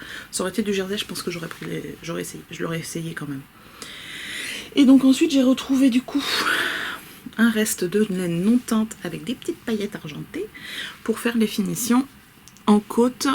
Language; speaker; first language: French; native; French